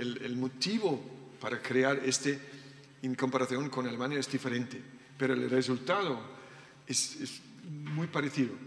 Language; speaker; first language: Spanish; non-native, learner; German